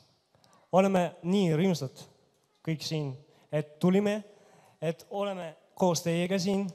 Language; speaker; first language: Estonian; non-native, local second language; Russian